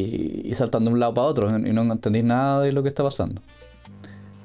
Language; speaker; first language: Spanish; native; Spanish